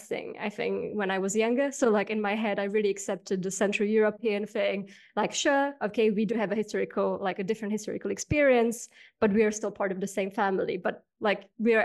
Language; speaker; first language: English; non-native, fluent; Czech